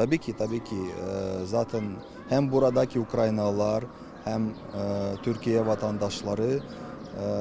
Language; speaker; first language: Turkish; non-native, fluent; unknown